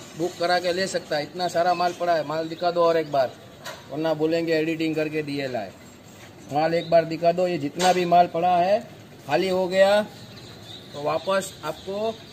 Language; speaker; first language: Hindi; non-native, local second language; Gujarati